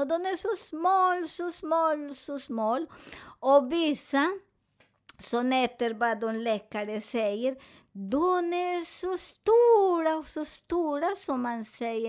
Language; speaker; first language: Swedish; non-native, learner; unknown